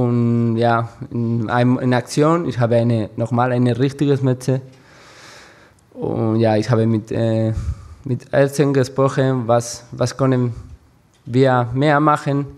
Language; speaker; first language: German; non-native, learner; Spanish